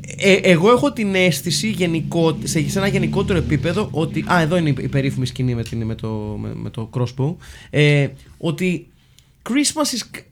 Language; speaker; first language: Greek; early bilingual, heritage; Greek